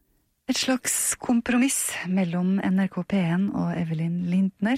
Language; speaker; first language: Norwegian; native; Norwegian